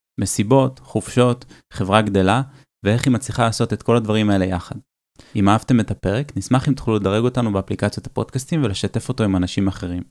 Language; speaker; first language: Hebrew; native; Hebrew